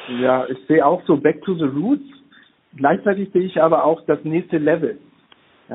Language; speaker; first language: German; native; German